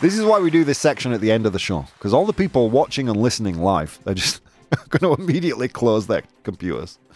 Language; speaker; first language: English; native; English